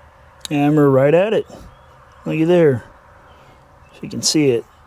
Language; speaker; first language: English; native; English